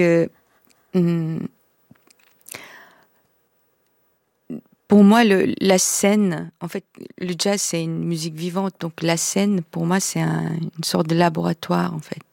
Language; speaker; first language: French; non-native, fluent; Korean